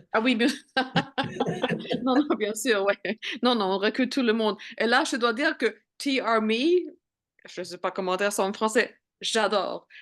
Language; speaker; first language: French; non-native, fluent; Swedish